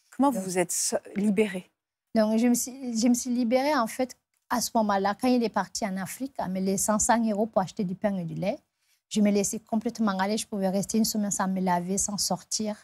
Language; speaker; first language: French; non-native, local second language; Fula